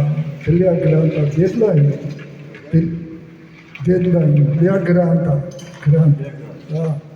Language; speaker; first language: Russian; non-native, fluent; Georgian